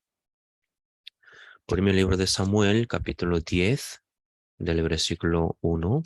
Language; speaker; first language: Spanish; non-native, fluent; Korean